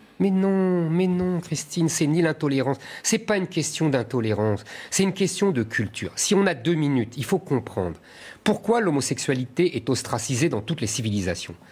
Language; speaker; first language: French; native; French